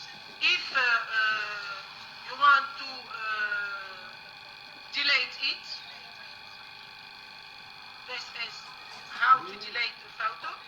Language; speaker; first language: English; non-native, learner; Arabic